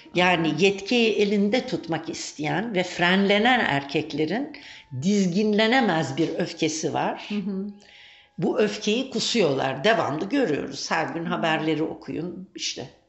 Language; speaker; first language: Turkish; native; Turkish